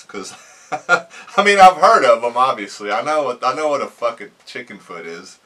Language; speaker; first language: English; native; English